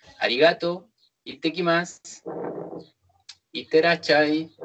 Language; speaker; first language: Japanese; non-native, learner; Spanish